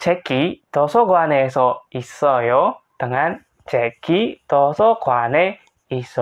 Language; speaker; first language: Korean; non-native, fluent; Indonesian